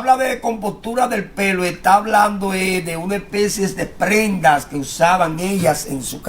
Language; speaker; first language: Spanish; native; Spanish